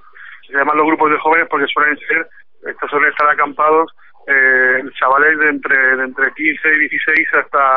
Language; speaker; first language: Spanish; native; Spanish